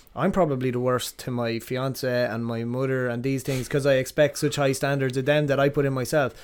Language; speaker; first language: English; native; English